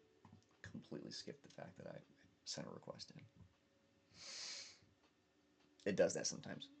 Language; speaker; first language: English; native; English